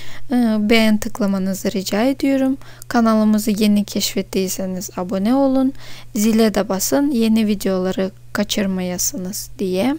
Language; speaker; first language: Turkish; non-native, fluent; Russian